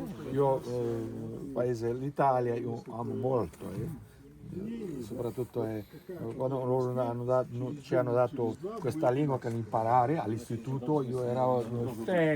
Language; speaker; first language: Italian; non-native, learner; Georgian